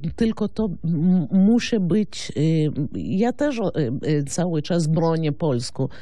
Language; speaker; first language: Polish; non-native, fluent; Lithuanian